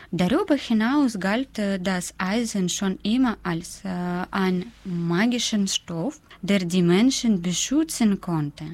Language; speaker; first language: German; non-native, fluent; Russian